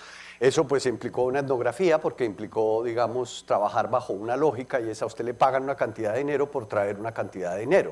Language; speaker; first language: Spanish; native; Spanish